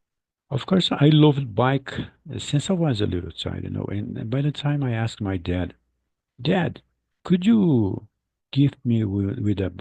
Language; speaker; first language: English; non-native, fluent; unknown